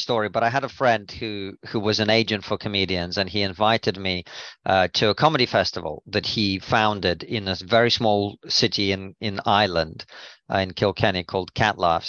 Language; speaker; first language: English; non-native, fluent; Russian